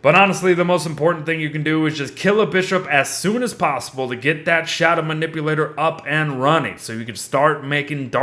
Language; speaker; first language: English; native; English